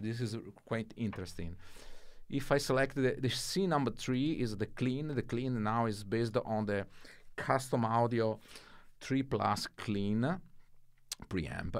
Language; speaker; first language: English; non-native, fluent; Italian